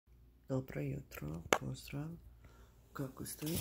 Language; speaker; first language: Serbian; early bilingual, heritage; Bosnian